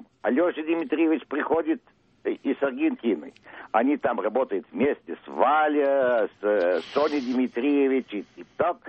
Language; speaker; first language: Russian; early bilingual, heritage; Russian